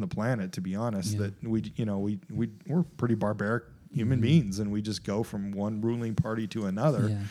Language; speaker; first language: English; native; English